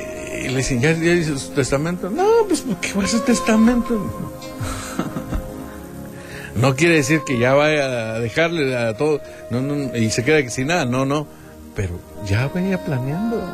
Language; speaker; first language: Spanish; native; Spanish